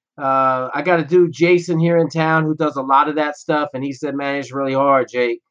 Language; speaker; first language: English; native; English